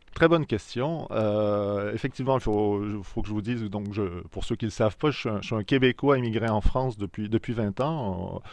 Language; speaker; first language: French; native; French